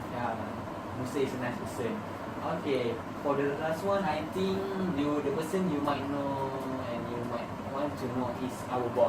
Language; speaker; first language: English; non-native, learner; Malay